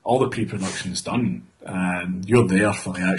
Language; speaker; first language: English; native; English